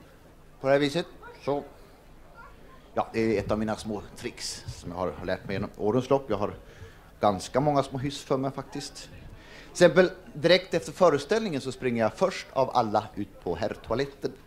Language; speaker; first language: Swedish; native; Swedish